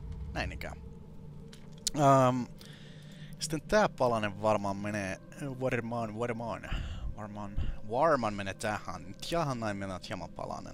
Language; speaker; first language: Finnish; native; Finnish